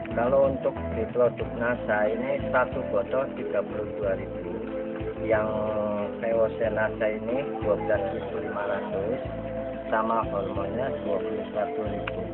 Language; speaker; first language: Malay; non-native, local second language; Javanese